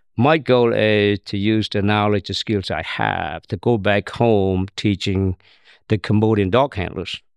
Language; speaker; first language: English; non-native, learner; Khmer